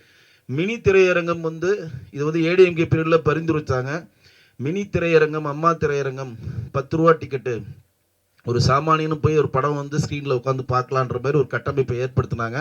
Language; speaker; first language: Tamil; native; Tamil